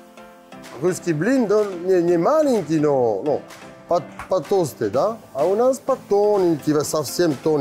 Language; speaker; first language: Russian; non-native, learner; French